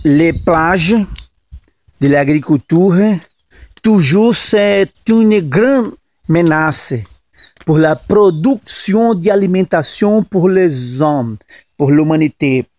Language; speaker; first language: French; non-native, learner; Portuguese